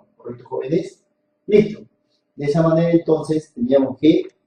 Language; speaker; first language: Spanish; native; Spanish